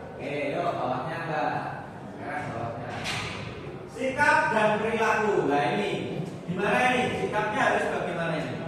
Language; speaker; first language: Indonesian; native; Indonesian